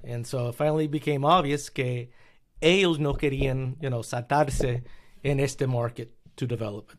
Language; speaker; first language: English; early bilingual, other home language; Spanish